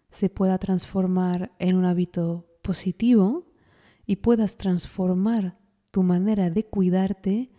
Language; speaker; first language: Spanish; non-native, fluent; French